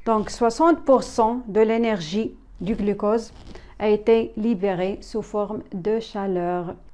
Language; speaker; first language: French; non-native, local second language; Arabic